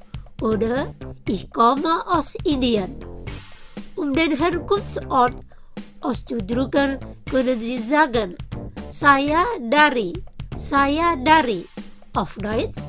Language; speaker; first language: German; non-native, fluent; Indonesian